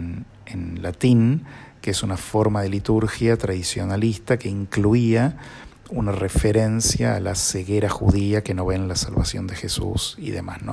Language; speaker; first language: Spanish; native; Spanish